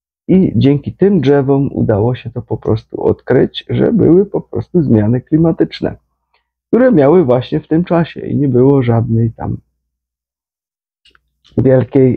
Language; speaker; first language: Polish; native; Polish